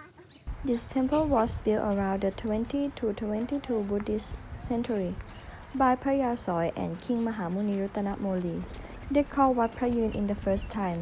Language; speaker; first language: English; non-native, learner; Thai